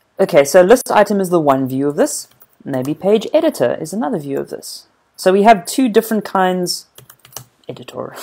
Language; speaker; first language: English; native; English